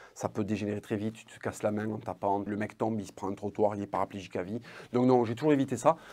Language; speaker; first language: French; native; French